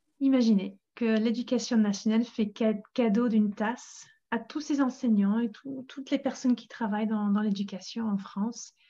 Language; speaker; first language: French; non-native, fluent; English